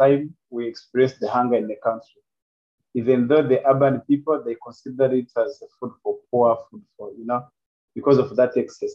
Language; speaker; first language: English; non-native, local second language; Kinyarwanda